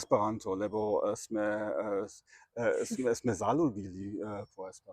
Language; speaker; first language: Slovak; non-native, learner; German